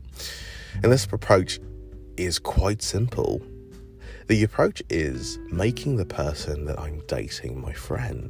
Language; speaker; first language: English; native; English